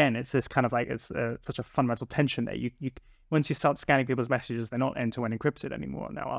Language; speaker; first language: English; native; English